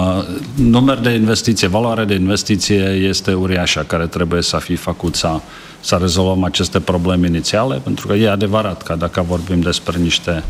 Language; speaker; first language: Romanian; non-native, learner; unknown